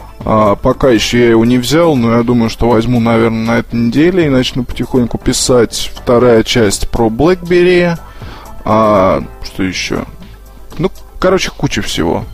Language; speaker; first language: Russian; native; Russian